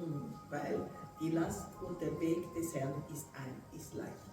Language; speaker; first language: German; non-native, fluent; Portuguese